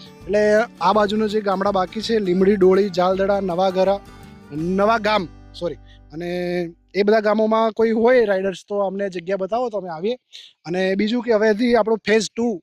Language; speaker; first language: Gujarati; native; Gujarati